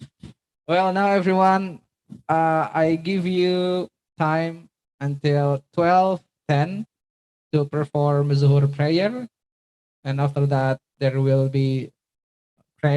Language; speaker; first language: English; non-native, fluent; Indonesian